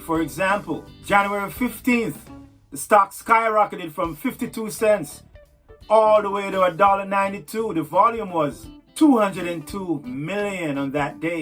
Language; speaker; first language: English; native; English